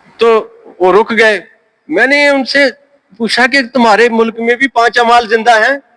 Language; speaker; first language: Urdu; native; Urdu